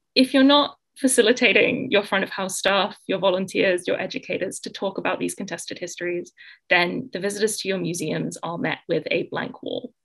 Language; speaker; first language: English; native; English